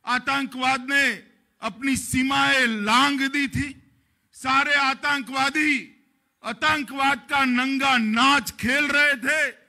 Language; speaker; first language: Hindi; non-native, local second language; Gujarati